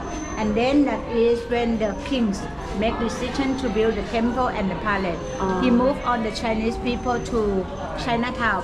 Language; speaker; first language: English; non-native, fluent; Thai